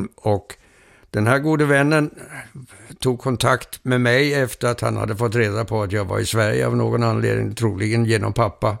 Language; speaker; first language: Swedish; early bilingual, heritage; Swedish